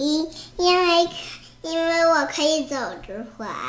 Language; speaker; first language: Chinese; early bilingual, heritage; Chinese